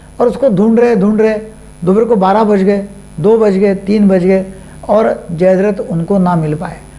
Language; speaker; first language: Hindi; non-native, local second language; Marathi